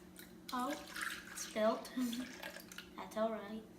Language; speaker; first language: English; native; English